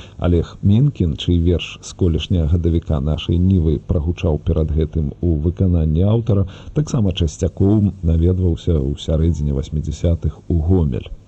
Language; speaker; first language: Belarusian; native; Belarusian